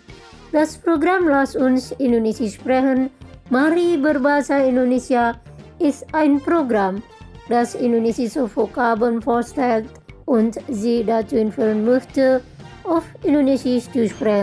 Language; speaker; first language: German; non-native, fluent; Indonesian